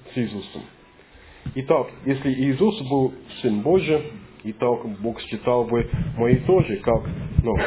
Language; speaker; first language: Russian; non-native, fluent; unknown